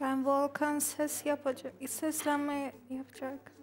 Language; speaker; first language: Turkish; non-native, learner; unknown